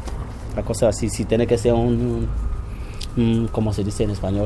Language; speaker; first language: Spanish; non-native, fluent; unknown